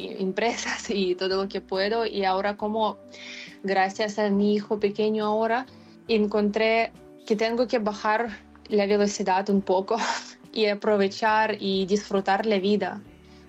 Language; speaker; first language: Spanish; non-native, fluent; Ukrainian